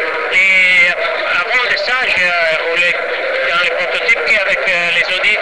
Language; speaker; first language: French; non-native, fluent; Italian